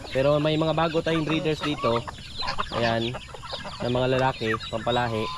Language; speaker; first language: Filipino; non-native, local second language; Cebuano